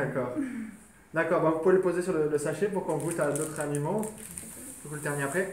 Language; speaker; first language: French; native; French